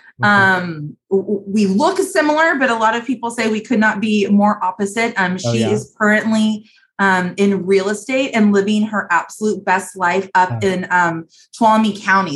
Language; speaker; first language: English; native; English